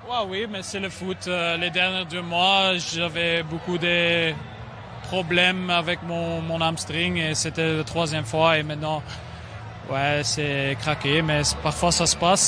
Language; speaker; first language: French; non-native, fluent; Dutch